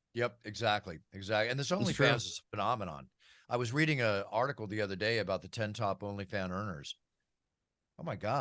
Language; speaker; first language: English; native; English